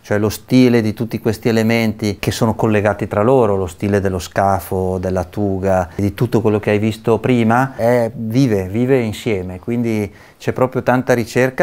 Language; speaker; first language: Italian; native; Italian